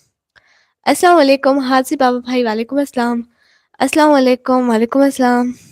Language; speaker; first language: Hindi; non-native, local second language; Punjabi